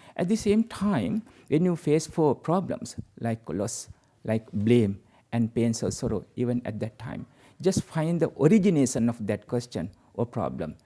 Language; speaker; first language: English; non-native, local second language; Sinhala